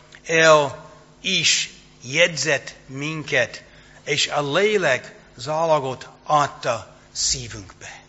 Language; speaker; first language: Hungarian; non-native, fluent; English